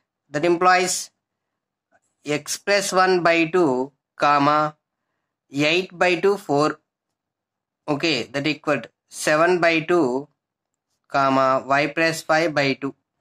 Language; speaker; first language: English; non-native, local second language; Telugu